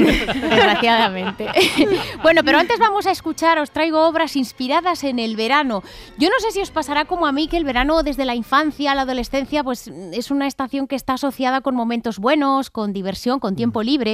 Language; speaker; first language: Spanish; native; Spanish